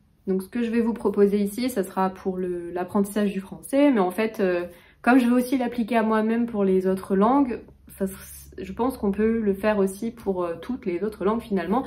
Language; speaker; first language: French; native; French